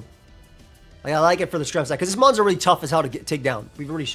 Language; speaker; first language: English; native; English